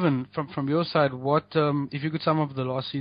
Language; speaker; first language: English; native; English